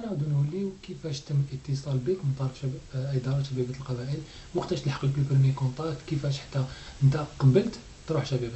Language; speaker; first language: Arabic; native; Arabic